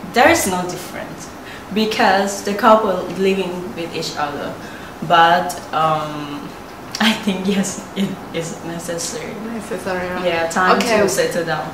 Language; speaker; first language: English; non-native, fluent; Thai